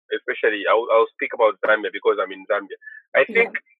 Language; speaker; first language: English; non-native, local second language; Bemba